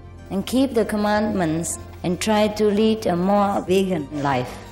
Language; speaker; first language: English; non-native, fluent; Vietnamese